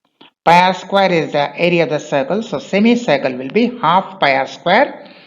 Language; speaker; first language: English; non-native, local second language; Bangla